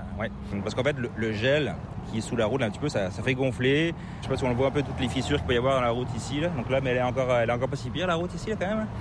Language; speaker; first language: French; native; French